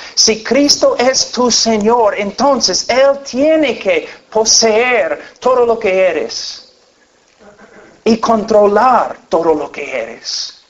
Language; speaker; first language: Spanish; non-native, fluent; English